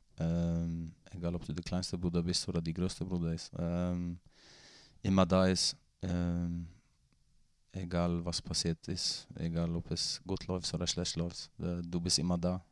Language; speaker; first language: German; non-native, fluent; Swedish